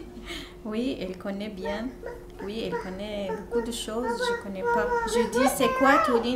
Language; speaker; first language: French; non-native, learner; Kurdish